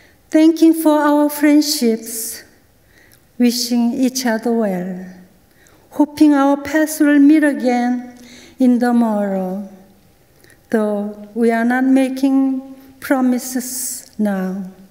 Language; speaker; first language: English; non-native, fluent; Korean